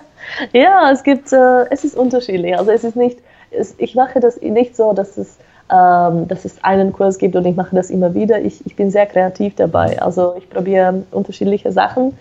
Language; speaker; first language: German; non-native, fluent; Slovak